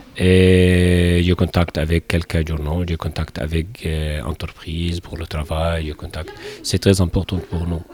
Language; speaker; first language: French; non-native, learner; Arabic